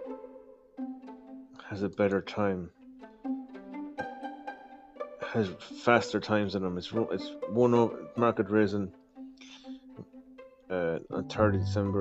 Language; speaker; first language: English; native; English